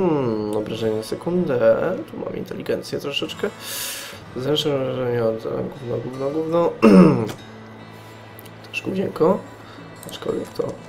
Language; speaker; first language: Polish; native; Polish